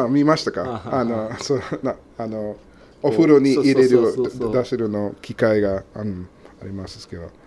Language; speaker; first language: Japanese; non-native, learner; English